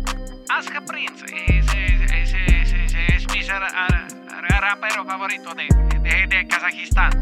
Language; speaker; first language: Spanish; non-native, learner; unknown